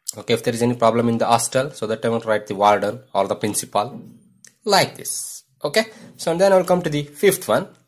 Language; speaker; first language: English; non-native, local second language; Kannada